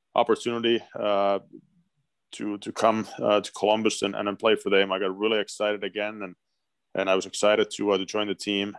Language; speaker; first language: English; non-native, fluent; Finnish